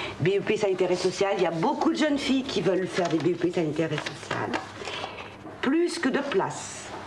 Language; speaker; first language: French; native; French